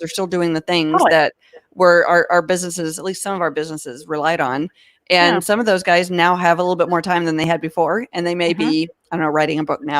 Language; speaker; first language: English; native; English